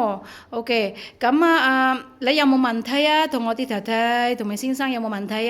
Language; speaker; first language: Cantonese; native; Cantonese